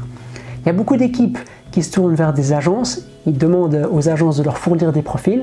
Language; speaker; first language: French; native; French